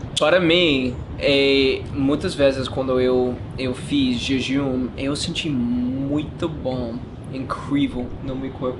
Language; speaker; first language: Portuguese; non-native, learner; English